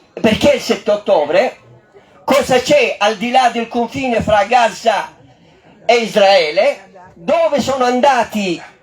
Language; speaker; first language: Italian; non-native, fluent; Arabic